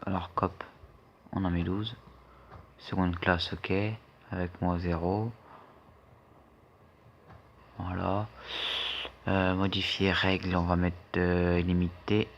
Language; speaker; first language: French; native; French